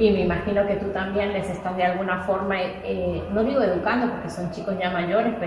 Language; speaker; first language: Spanish; native; Spanish